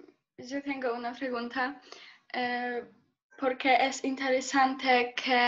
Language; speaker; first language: Spanish; non-native, learner; Polish